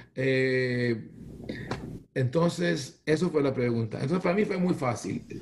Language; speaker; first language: Spanish; non-native, fluent; Hebrew